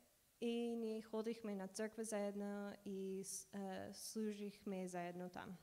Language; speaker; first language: Bulgarian; non-native, learner; English